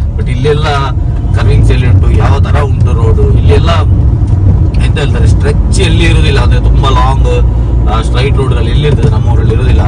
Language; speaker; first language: Kannada; non-native, local second language; Tulu